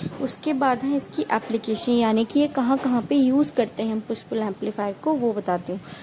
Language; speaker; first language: Hindi; native; Hindi